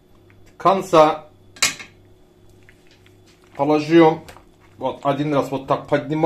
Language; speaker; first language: Russian; non-native, learner; Turkish